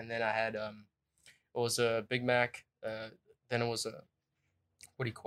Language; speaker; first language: English; native; English